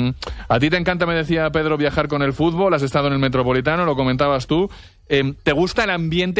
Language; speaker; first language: Spanish; native; Spanish